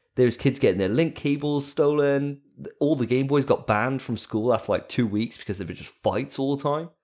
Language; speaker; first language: English; native; English